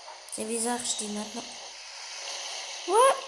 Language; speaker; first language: French; native; French